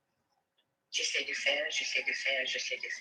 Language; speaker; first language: French; non-native, learner; Turkish